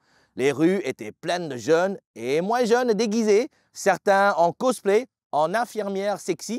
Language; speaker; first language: French; native; French